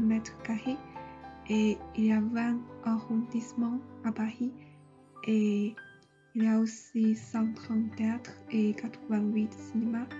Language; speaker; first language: French; non-native, learner; Chinese